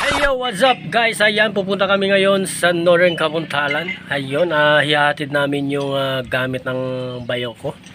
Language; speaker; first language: Filipino; non-native, local second language; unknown